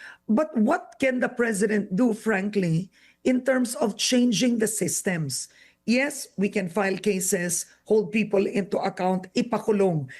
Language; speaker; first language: English; non-native, local second language; Filipino